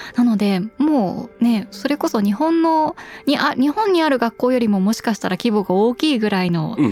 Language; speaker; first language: Japanese; early bilingual, heritage; Japanese